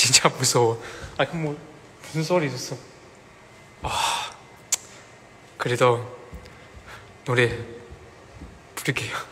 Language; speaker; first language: Korean; non-native, learner; Chinese